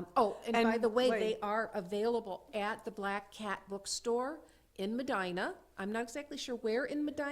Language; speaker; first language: English; native; English